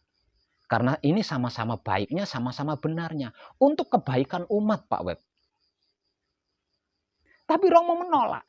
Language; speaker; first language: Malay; non-native, local second language; Javanese